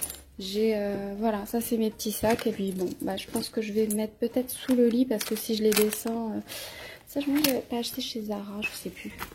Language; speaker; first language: French; native; French